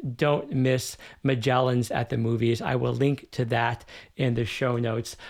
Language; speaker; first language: English; native; English